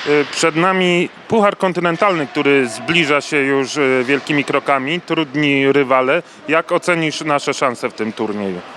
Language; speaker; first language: Polish; native; Polish